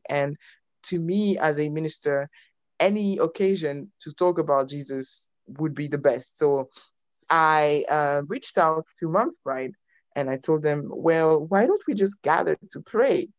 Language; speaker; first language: English; non-native, fluent; French